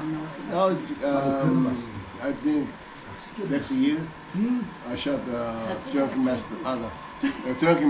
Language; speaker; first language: English; non-native, learner; Korean